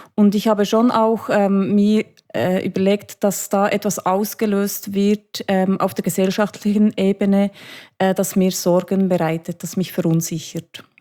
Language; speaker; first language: German; native; German